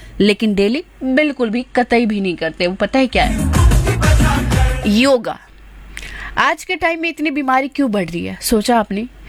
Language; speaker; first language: Hindi; native; Hindi